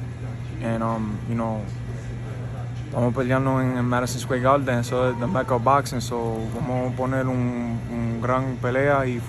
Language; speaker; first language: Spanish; early bilingual, heritage; Spanish